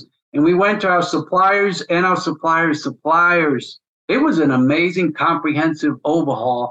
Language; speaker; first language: English; native; English